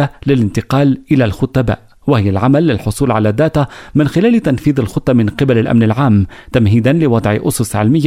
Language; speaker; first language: Arabic; native; Arabic